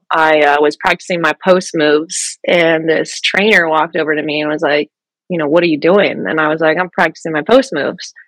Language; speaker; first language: English; early bilingual, other home language; French